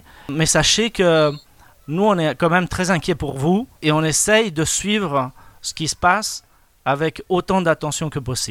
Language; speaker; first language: French; non-native, fluent; Spanish